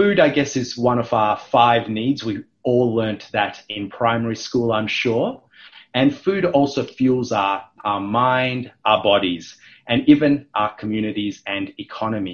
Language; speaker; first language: English; non-native, local second language; Sinhala